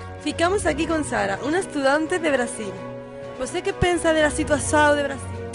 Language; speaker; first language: Spanish; non-native, learner; Portuguese